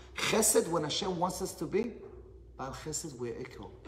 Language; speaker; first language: English; non-native, fluent; Hebrew